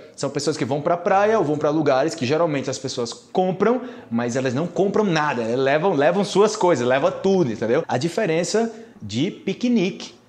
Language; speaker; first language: Portuguese; native; Portuguese